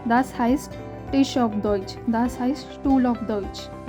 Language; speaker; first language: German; non-native, fluent; Hindi